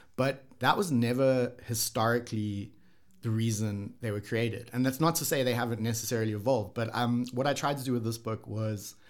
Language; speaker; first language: English; native; English